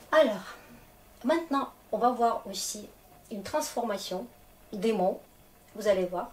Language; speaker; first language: French; non-native, fluent; Russian